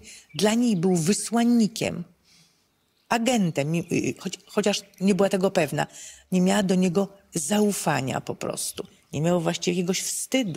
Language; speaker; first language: Polish; native; Polish